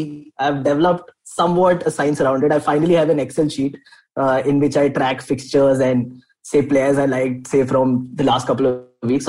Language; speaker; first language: English; non-native, local second language; Hindi